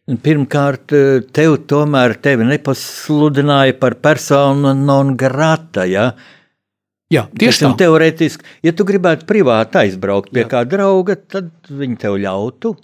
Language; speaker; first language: Latvian; native; Latvian